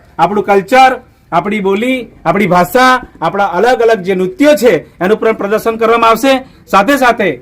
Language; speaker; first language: Gujarati; non-native, local second language; Bhili